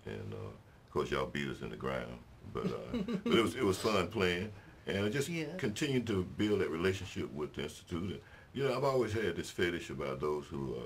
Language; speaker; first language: English; native; English